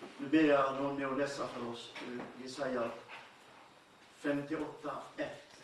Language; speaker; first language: Swedish; non-native, fluent; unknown